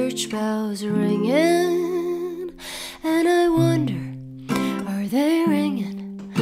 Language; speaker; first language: English; non-native, fluent; Italian